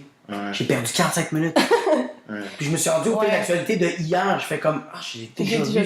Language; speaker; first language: French; native; French